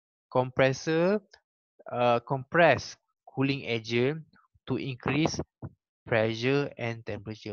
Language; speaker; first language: English; non-native, local second language; Malay